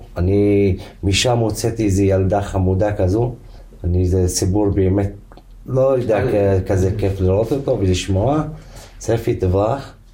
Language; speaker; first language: Hebrew; non-native, local second language; Arabic